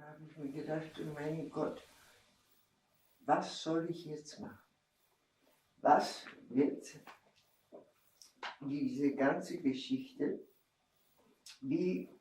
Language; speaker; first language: German; non-native, fluent; Czech